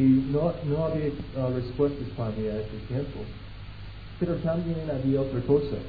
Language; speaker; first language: Spanish; non-native, fluent; English